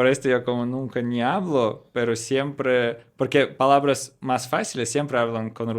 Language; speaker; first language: Spanish; non-native, learner; Russian